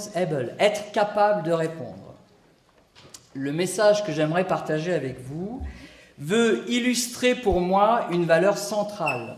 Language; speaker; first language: French; native; French